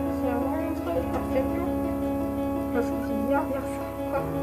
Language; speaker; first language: French; native; French